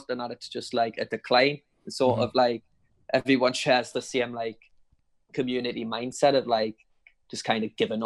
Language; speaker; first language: English; native; English